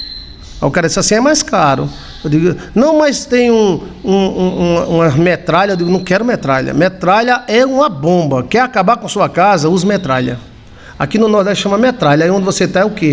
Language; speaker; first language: Portuguese; native; Portuguese